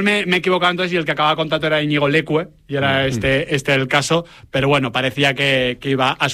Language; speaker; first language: Spanish; native; Spanish